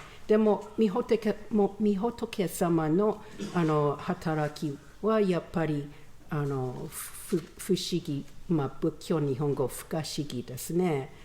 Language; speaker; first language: Japanese; non-native, learner; English